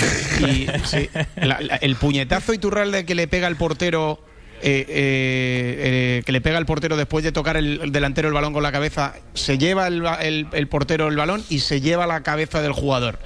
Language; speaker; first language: Spanish; native; Spanish